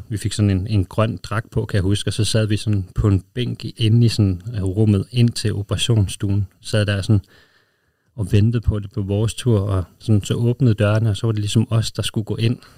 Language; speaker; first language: Danish; native; Danish